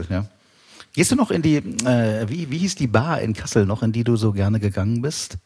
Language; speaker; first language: German; native; German